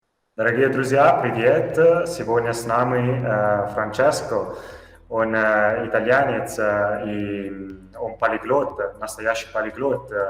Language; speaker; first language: Russian; non-native, fluent; Italian